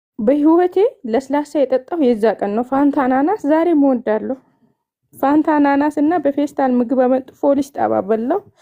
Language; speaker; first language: Amharic; non-native, local second language; Northern Hindko